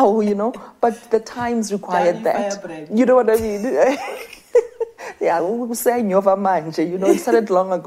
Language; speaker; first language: English; non-native, local second language; Southern Sotho